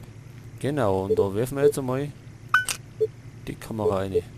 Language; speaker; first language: German; native; German